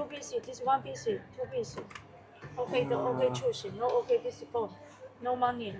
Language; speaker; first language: English; non-native, learner; Chinese